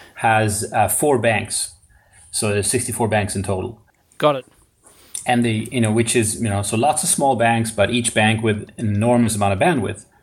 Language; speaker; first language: English; non-native, fluent; Swedish